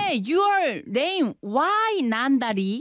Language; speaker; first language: English; non-native, learner; Korean